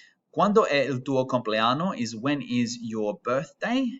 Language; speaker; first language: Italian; non-native, fluent; English